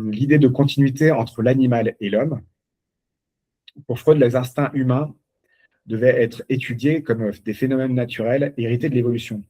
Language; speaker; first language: French; native; French